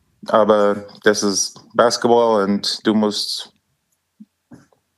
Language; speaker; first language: German; non-native, learner; English